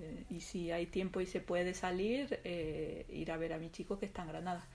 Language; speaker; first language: Spanish; non-native, fluent; Arabic